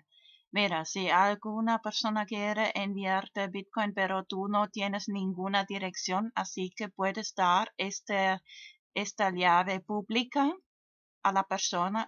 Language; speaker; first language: Spanish; non-native, fluent; German